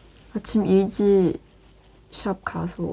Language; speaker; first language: Korean; non-native, fluent; Chinese